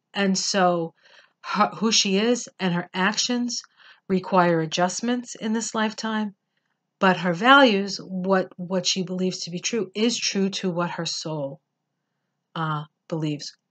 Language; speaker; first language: English; native; English